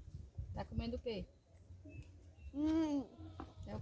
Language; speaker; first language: Portuguese; native; Portuguese